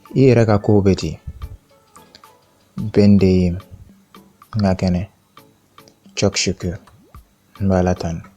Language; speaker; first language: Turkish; non-native, fluent; Bambara